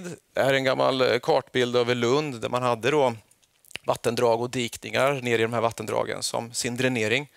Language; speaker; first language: Swedish; native; Swedish